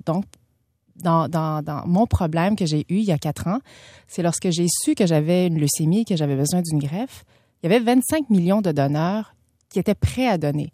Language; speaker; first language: French; early bilingual, other home language; Vietnamese